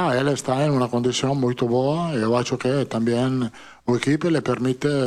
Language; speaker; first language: Portuguese; non-native, fluent; Italian